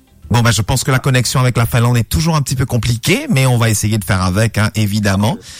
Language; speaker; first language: French; non-native, local second language; Morisyen